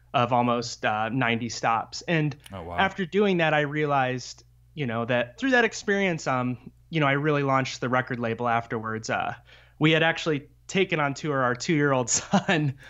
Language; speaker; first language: English; native; English